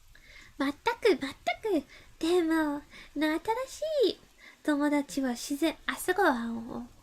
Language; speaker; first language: Japanese; non-native, learner; English